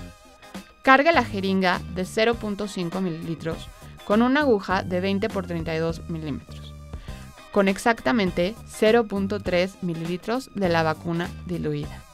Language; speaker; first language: Spanish; native; Spanish